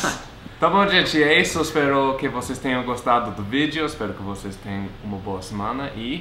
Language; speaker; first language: Portuguese; non-native, fluent; English